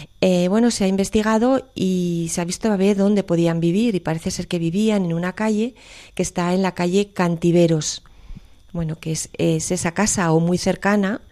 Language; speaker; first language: Spanish; native; Spanish